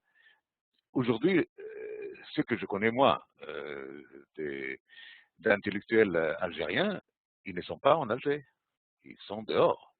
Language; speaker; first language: French; non-native, fluent; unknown